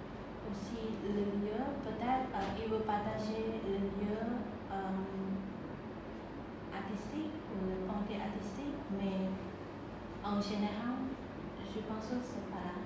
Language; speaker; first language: French; non-native, learner; Khmer